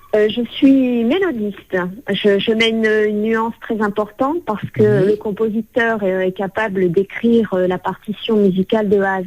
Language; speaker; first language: French; native; French